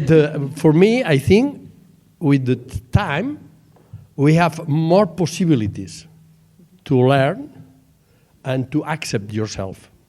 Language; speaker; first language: English; non-native, learner; Catalan